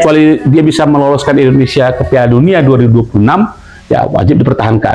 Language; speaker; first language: Indonesian; native; Indonesian